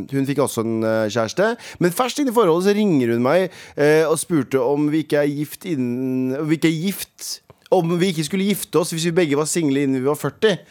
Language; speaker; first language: Norwegian; early bilingual, other home language; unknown